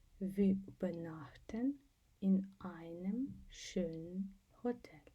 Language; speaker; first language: German; non-native, fluent; Ukrainian